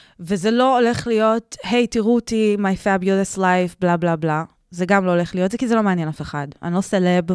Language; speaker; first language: Hebrew; early bilingual, heritage; Hebrew